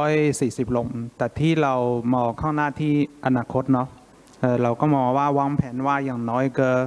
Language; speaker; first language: Thai; non-native, fluent; Chinese